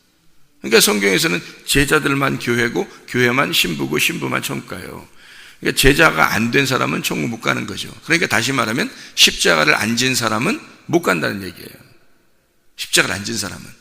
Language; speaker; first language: Korean; native; Korean